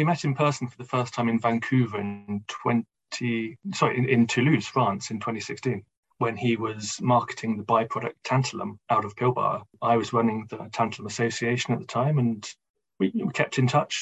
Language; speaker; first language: English; native; English